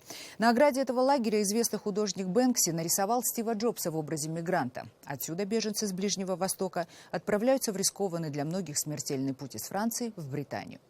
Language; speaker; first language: Russian; native; Russian